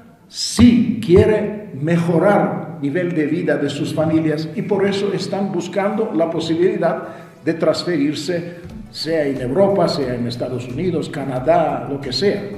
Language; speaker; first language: Spanish; non-native, fluent; Russian